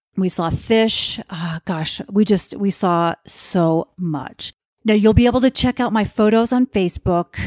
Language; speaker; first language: English; native; English